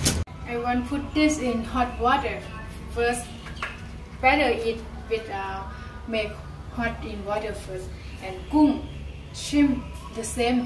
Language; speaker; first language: English; non-native, learner; Lao